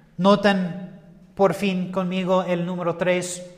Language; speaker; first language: Spanish; non-native, fluent; English